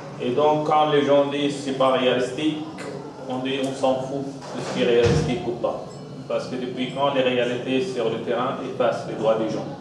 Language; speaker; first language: French; non-native, fluent; Arabic